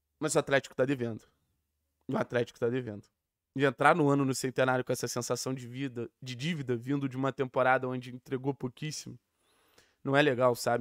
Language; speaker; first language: Portuguese; native; Portuguese